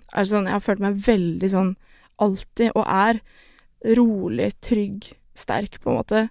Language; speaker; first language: Norwegian; native; Norwegian